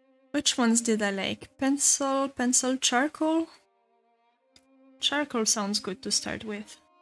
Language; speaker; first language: English; non-native, fluent; French